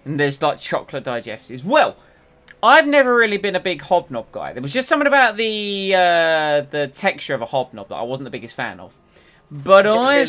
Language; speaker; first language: English; native; English